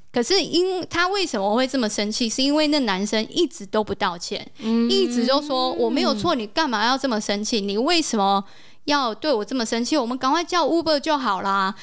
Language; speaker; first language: Chinese; native; Chinese